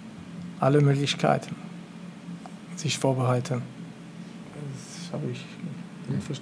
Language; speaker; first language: German; non-native, local second language; French